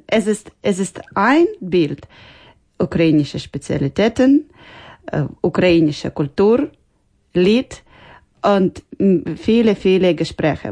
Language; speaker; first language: German; non-native, learner; Ukrainian